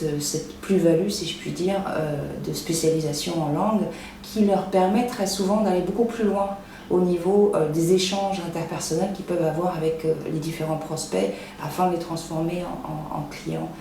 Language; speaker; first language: French; native; French